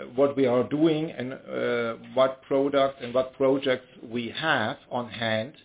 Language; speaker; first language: English; non-native, fluent; German